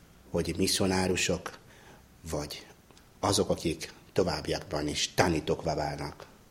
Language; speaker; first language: Hungarian; non-native, fluent; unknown